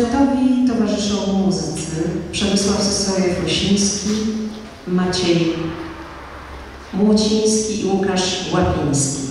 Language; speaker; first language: Polish; native; Polish